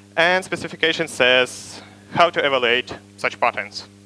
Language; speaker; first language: English; non-native, fluent; Ukrainian